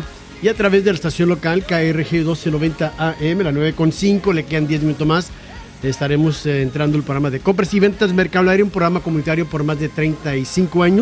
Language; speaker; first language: Spanish; native; Spanish